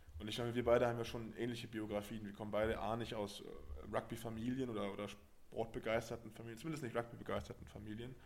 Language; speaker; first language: German; native; German